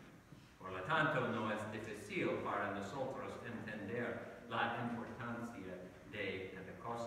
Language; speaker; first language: Spanish; non-native, learner; English